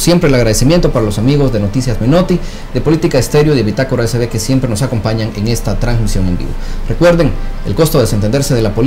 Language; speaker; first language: Spanish; native; Spanish